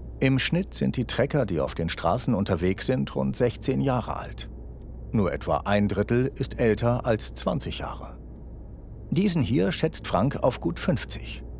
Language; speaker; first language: German; native; German